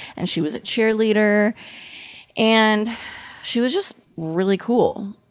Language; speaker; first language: English; native; English